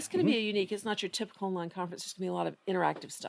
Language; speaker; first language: English; native; English